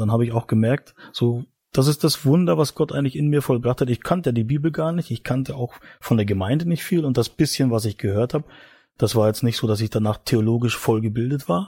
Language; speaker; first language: German; native; German